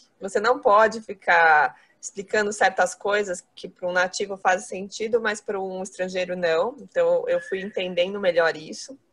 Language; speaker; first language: Portuguese; native; Portuguese